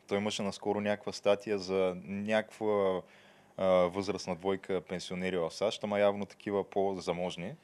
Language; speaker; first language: Bulgarian; native; Bulgarian